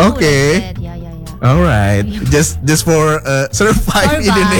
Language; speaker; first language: English; non-native, fluent; Indonesian